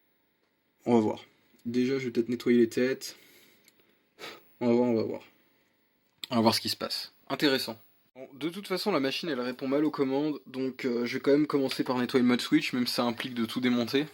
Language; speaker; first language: French; native; French